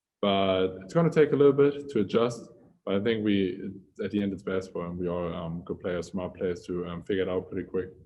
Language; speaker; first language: English; non-native, fluent; German